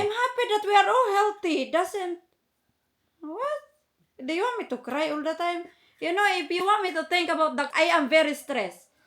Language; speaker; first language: English; non-native, fluent; Filipino